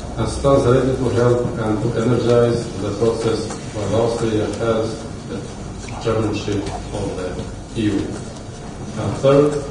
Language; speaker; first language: English; non-native, fluent; Albanian